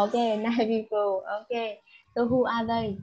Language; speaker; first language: English; non-native, fluent; Vietnamese